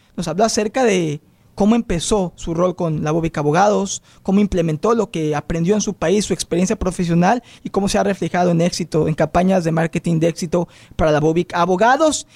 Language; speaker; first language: Spanish; native; Spanish